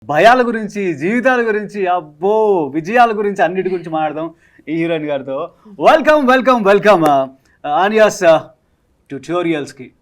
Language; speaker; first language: Telugu; native; Telugu